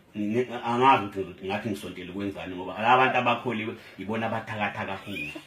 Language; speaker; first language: Zulu; native; Zulu